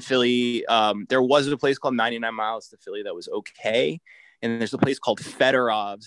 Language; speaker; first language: English; native; English